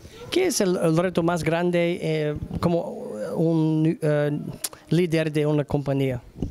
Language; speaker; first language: Spanish; non-native, learner; English